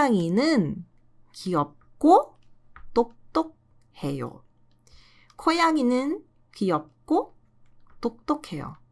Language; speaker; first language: Korean; non-native, fluent; Portuguese